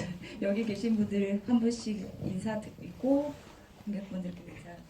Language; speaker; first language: Korean; native; Korean